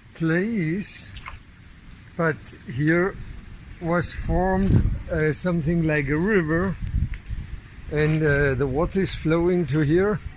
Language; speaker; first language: English; non-native, fluent; German